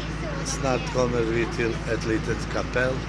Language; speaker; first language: Swedish; non-native, fluent; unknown